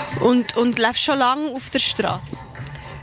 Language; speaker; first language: German; native; German